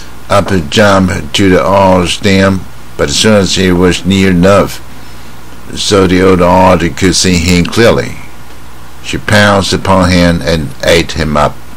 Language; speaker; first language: English; non-native, fluent; Chinese